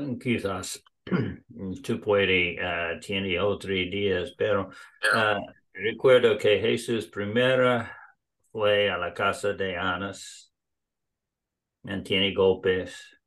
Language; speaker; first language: Spanish; non-native, learner; English